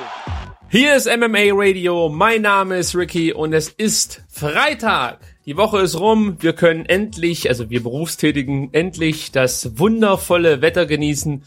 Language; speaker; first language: German; native; German